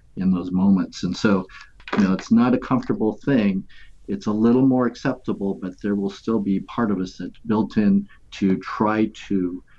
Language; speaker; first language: English; native; English